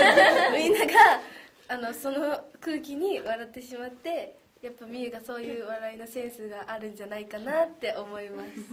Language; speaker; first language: Japanese; native; Japanese